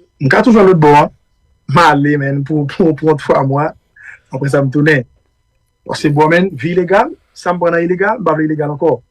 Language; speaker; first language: Haitian Creole; early bilingual, heritage; Haitian Creole